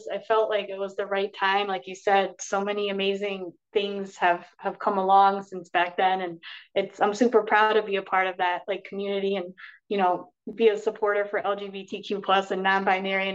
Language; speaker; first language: English; native; English